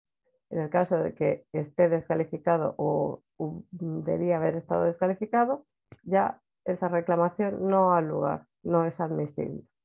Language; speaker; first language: Spanish; native; Spanish